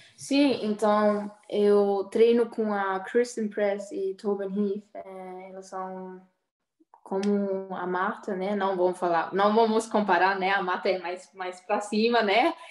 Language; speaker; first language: Portuguese; early bilingual, heritage; Portuguese